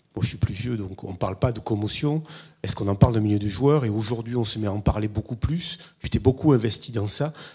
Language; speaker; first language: French; native; French